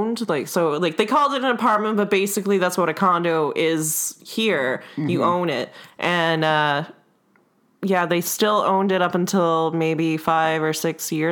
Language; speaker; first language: English; non-native, fluent; Russian